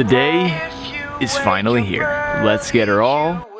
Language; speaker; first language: English; native; English